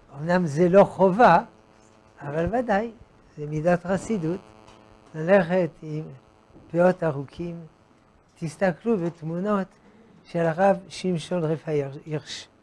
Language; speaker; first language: Hebrew; non-native, fluent; French